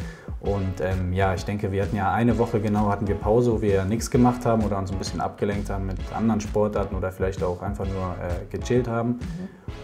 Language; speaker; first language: German; native; German